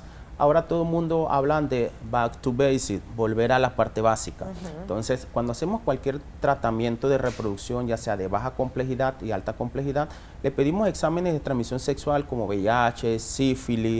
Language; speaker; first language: Spanish; native; Spanish